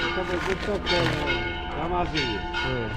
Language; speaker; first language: Spanish; native; Spanish